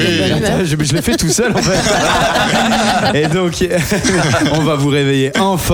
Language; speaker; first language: French; native; French